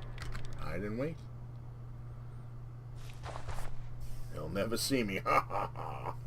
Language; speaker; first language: English; native; English